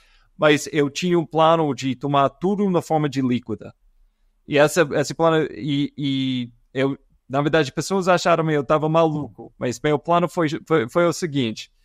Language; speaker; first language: Portuguese; non-native, fluent; English